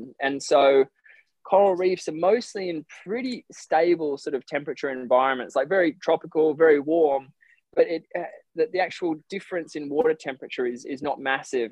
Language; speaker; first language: English; native; English